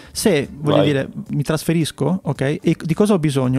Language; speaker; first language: Italian; native; Italian